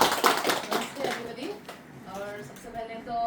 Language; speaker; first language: Hindi; non-native, local second language; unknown